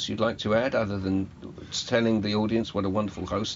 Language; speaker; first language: English; native; English